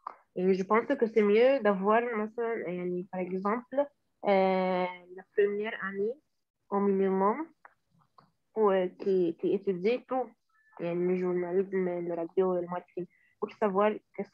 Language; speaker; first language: French; non-native, learner; Arabic